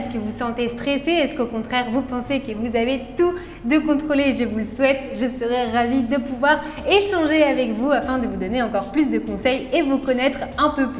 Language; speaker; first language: French; native; French